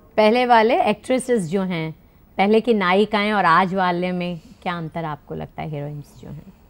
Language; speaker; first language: Hindi; native; Hindi